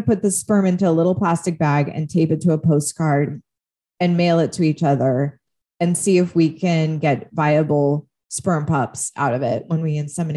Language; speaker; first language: English; native; English